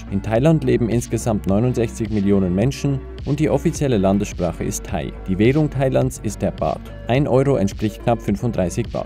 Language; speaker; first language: German; native; German